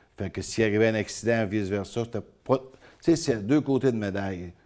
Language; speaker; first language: French; native; French